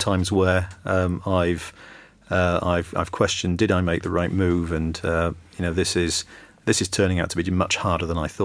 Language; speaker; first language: English; native; English